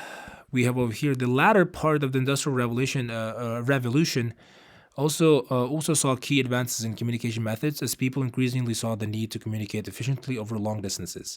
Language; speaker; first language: English; non-native, fluent; Uzbek